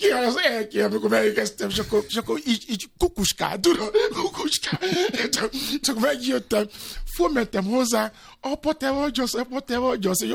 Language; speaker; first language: Hungarian; non-native, fluent; Yoruba